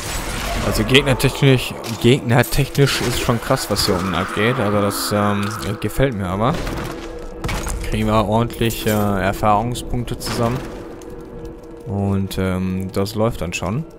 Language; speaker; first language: German; native; German